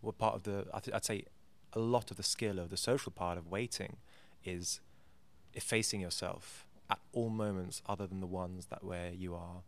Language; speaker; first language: English; native; English